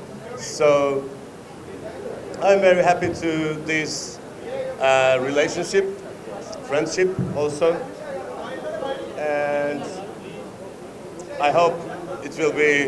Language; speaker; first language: English; non-native, learner; Turkish